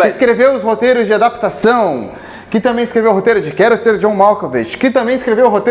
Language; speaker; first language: Portuguese; native; Portuguese